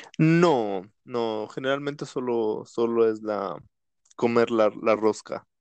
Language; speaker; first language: Spanish; native; Spanish